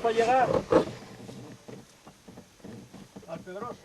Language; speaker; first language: Spanish; native; Spanish